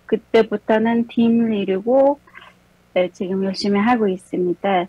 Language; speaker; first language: Korean; non-native, fluent; Mongolian